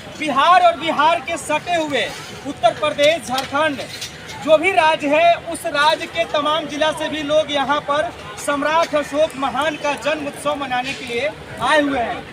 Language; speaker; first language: Hindi; native; Hindi